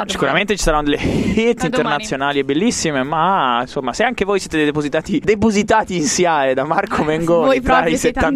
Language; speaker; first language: Italian; native; Italian